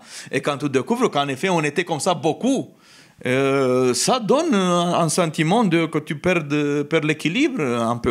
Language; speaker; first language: French; non-native, fluent; Romanian